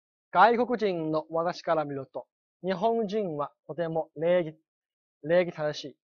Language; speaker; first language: Japanese; non-native, fluent; Chinese